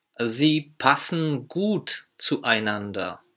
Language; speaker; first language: German; non-native, fluent; Polish